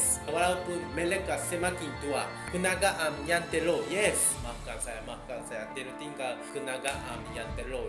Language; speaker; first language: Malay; non-native, fluent; Japanese